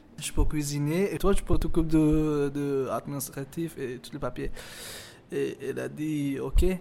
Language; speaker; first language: French; non-native, fluent; Persian